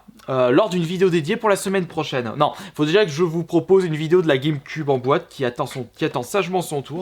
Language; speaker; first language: French; native; French